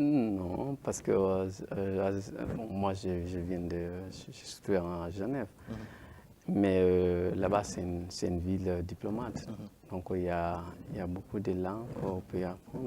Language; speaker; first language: French; non-native, learner; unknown